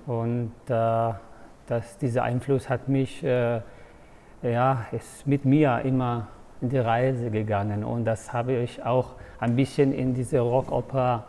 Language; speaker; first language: German; non-native, fluent; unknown